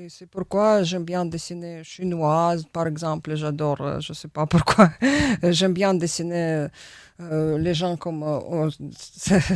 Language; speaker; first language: French; non-native, learner; Russian